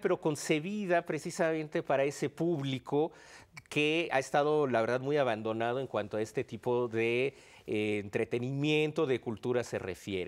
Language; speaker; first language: Spanish; native; Spanish